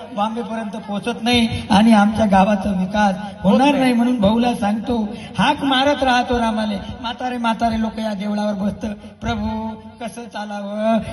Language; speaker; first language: Marathi; non-native, local second language; Lambadi